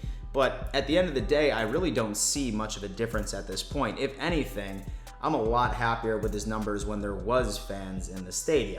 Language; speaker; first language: English; native; English